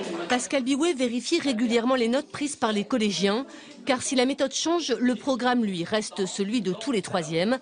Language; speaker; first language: French; native; French